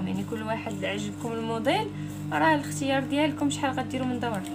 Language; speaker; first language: Arabic; native; Arabic